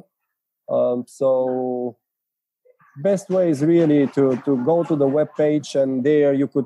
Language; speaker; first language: English; non-native, fluent; Bulgarian